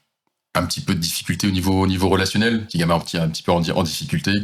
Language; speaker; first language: French; native; French